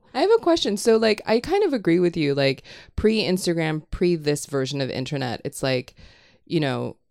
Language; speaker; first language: English; non-native, local second language; Korean